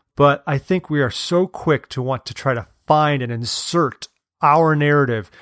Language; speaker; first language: English; native; English